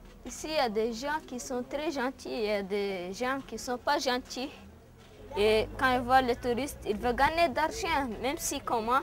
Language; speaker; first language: French; non-native, learner; Arabic